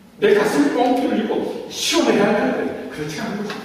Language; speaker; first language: Korean; native; Korean